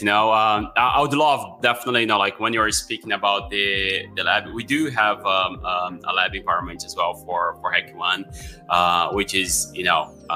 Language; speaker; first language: English; non-native, fluent; Portuguese